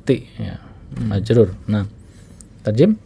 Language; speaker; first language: Indonesian; native; Indonesian